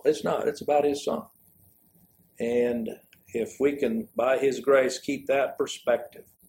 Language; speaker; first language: English; native; English